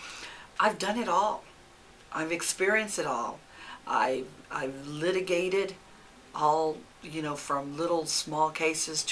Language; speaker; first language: English; early bilingual, other home language; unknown